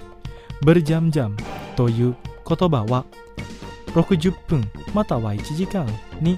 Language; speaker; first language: Japanese; non-native, fluent; Indonesian